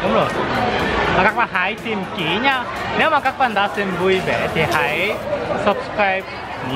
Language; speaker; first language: Vietnamese; non-native, fluent; Korean